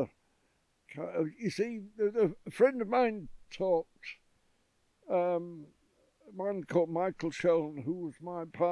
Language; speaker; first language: English; native; English